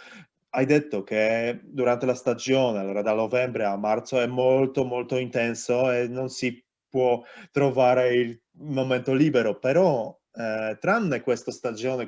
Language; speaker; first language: Italian; non-native, learner; Polish